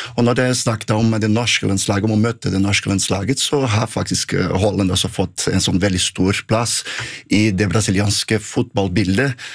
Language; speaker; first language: Norwegian; non-native, fluent; Portuguese